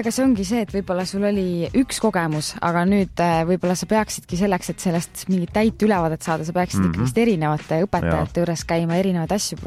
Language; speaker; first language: Estonian; native; Estonian